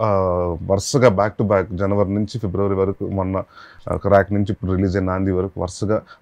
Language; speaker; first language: Telugu; native; Telugu